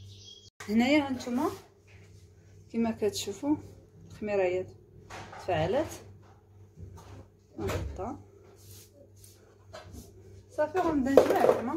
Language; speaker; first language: Arabic; native; Arabic